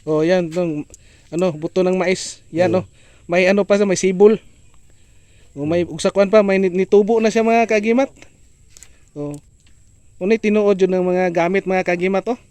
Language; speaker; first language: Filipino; non-native, local second language; Cebuano